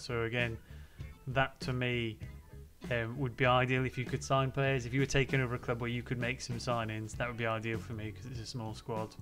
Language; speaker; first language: English; native; English